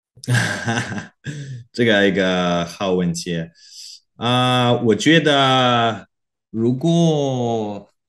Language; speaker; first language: Chinese; non-native, learner; Korean